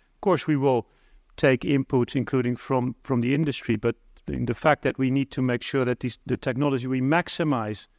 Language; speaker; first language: English; non-native, fluent; Dutch